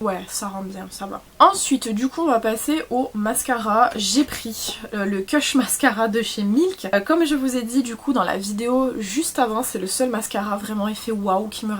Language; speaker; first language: French; native; French